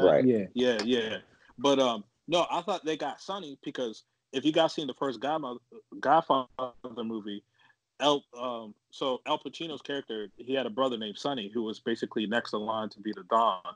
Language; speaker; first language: English; native; English